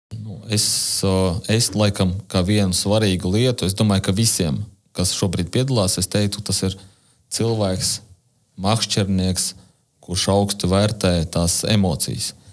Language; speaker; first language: Latvian; non-native, local second language; Russian